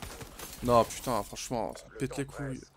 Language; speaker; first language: French; native; French